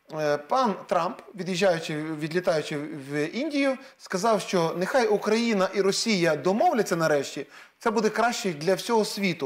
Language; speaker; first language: Ukrainian; native; Ukrainian